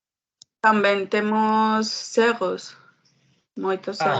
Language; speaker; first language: Portuguese; non-native, learner; Spanish